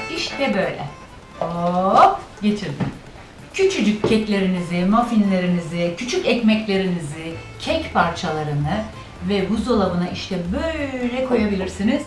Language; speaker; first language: Turkish; native; Turkish